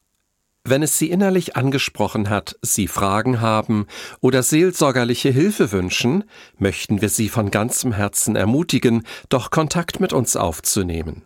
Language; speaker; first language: German; native; German